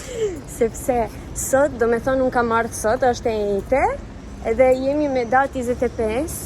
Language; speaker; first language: Albanian; early bilingual, heritage; Albanian